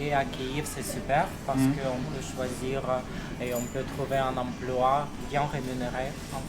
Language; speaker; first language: French; non-native, fluent; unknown